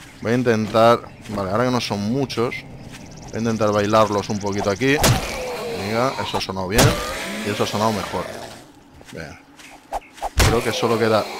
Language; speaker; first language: Spanish; native; Spanish